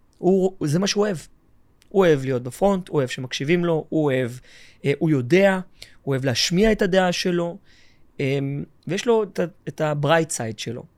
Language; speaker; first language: Hebrew; native; Hebrew